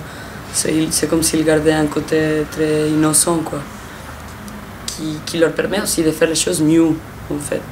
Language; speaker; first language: French; non-native, fluent; Spanish